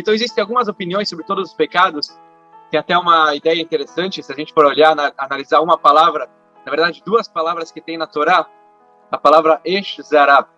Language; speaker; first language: Portuguese; native; Portuguese